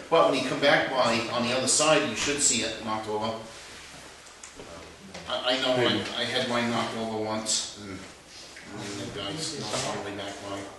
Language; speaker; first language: English; native; English